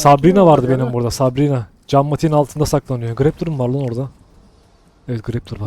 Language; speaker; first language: Turkish; native; Turkish